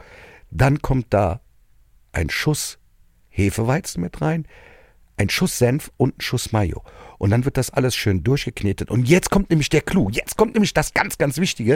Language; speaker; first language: German; native; German